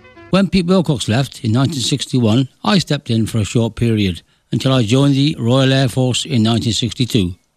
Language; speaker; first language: English; native; English